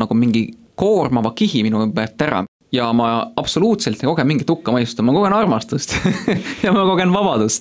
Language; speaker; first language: Estonian; native; Estonian